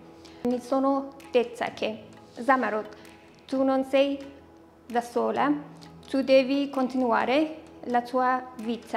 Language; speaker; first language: Italian; non-native, learner; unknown